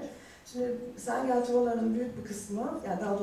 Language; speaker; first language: Turkish; native; Turkish